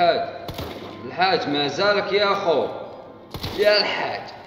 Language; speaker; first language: Arabic; native; Arabic